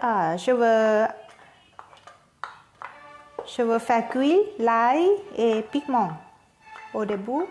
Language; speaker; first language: French; non-native, fluent; Thai